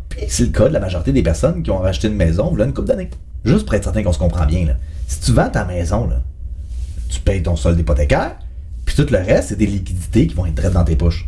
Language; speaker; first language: French; native; French